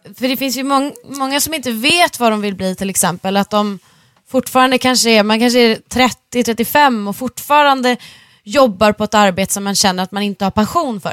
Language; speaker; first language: Swedish; native; Swedish